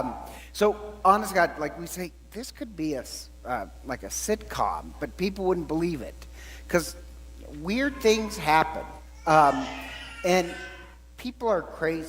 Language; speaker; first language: English; native; English